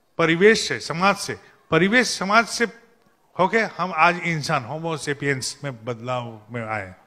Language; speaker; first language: Hindi; non-native, local second language; Bangla